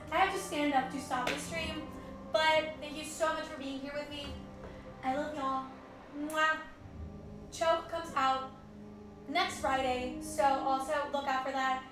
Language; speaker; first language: English; non-native, fluent; Spanish